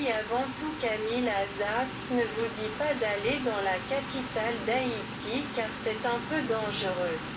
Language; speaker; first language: French; non-native, local second language; Haitian Creole